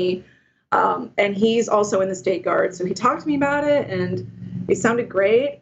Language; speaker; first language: English; native; English